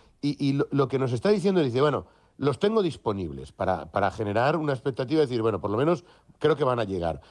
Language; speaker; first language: Spanish; native; Spanish